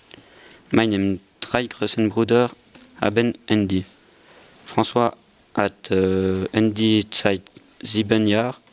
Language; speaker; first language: German; non-native, learner; French